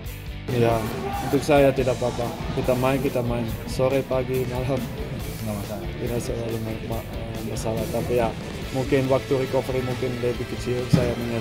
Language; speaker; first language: Indonesian; non-native, fluent; Dutch